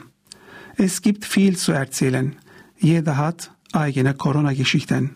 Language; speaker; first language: German; non-native, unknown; Turkish